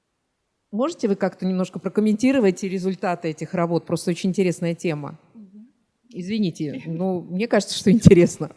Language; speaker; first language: Russian; native; Russian